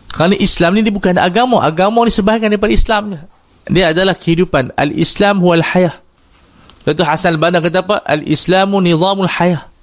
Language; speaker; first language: Malay; native; Malay